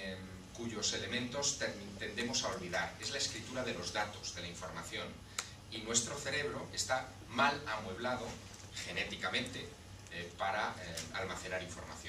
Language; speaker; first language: Spanish; native; Spanish